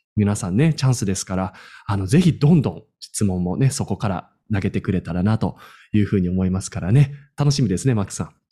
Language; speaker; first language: Japanese; native; Japanese